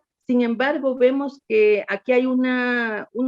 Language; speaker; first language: Spanish; native; Spanish